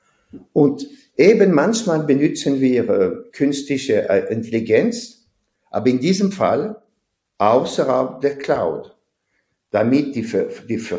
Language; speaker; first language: German; non-native, fluent; French